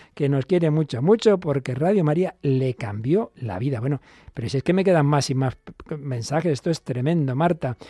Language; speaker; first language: Spanish; native; Spanish